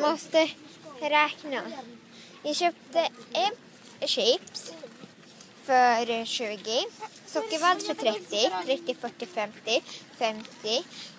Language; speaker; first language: Swedish; native; Swedish